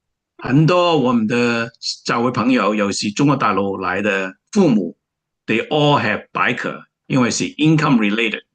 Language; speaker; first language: Chinese; native; Chinese